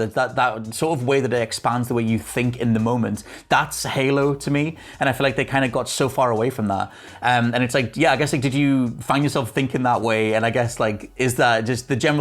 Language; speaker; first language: English; native; English